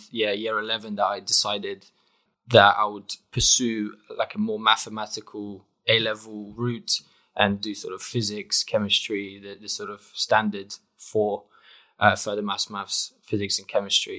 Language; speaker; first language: English; non-native, fluent; Polish